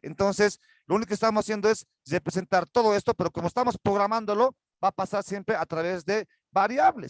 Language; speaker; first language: Spanish; native; Spanish